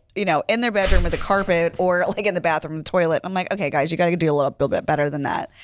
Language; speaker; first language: English; native; English